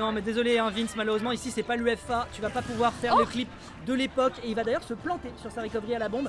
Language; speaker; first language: French; native; French